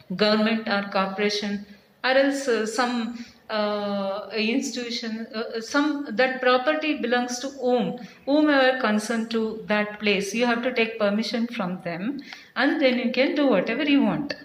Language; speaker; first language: English; non-native, local second language; Kannada